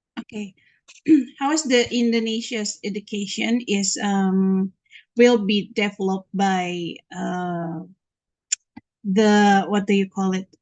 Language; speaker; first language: English; non-native, learner; Indonesian